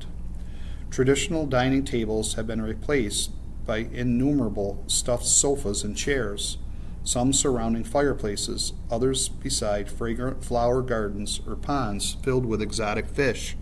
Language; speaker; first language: English; native; English